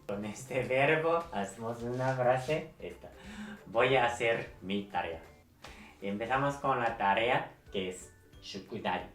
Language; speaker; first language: Spanish; non-native, fluent; Japanese